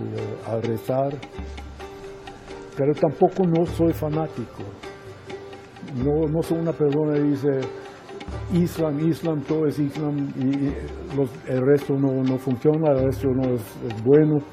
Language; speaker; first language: Spanish; non-native, fluent; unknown